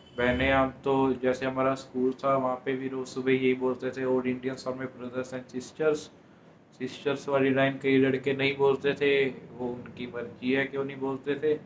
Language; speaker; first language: Hindi; non-native, local second language; Punjabi